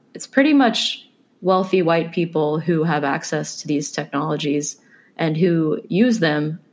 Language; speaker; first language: English; native; English